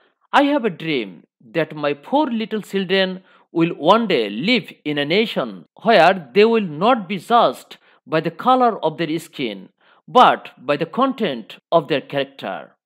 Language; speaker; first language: English; non-native, local second language; Bangla